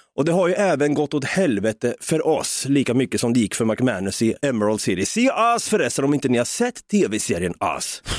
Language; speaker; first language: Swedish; native; Swedish